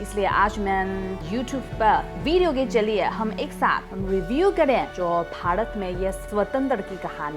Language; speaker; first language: Hindi; non-native, fluent; Chinese